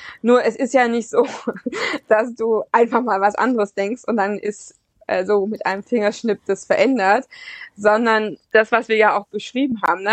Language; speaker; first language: German; native; German